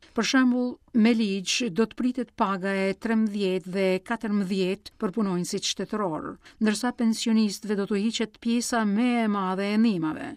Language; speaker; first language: Albanian; non-native, fluent; Greek